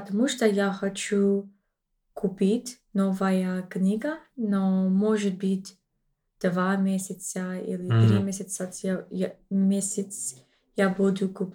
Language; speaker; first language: Russian; non-native, learner; English